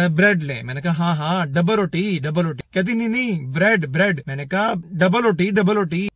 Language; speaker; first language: Urdu; native; Urdu